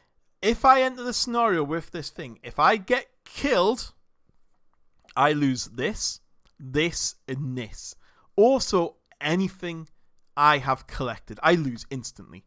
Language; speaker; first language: English; native; English